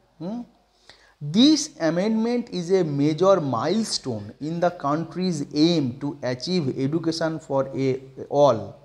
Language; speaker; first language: English; non-native, local second language; Bangla